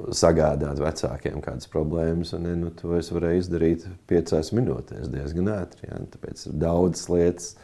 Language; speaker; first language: Latvian; native; Latvian